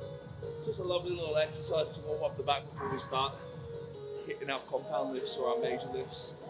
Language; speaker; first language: English; native; English